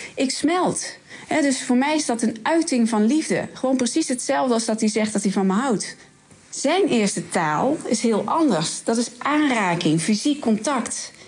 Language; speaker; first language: Dutch; native; Dutch